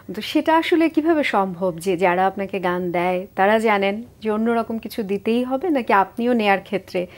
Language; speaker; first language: Bangla; native; Bangla